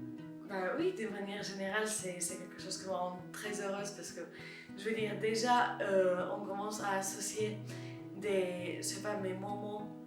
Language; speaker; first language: French; non-native, fluent; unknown